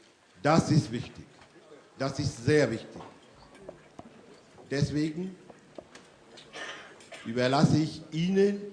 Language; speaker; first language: German; non-native, fluent; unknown